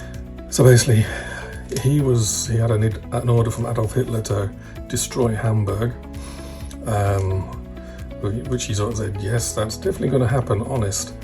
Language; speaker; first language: English; native; English